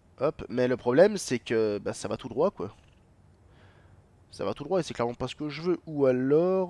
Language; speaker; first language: French; native; French